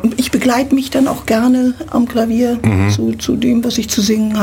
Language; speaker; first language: German; native; German